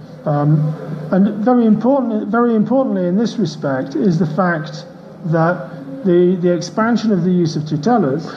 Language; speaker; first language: English; native; English